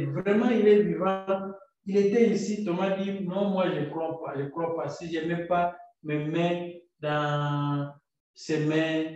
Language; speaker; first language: French; non-native, local second language; Lingala